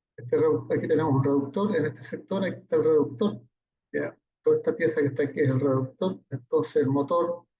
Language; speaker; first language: Spanish; native; Spanish